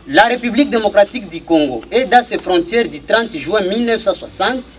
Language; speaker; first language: French; non-native, local second language; Swahili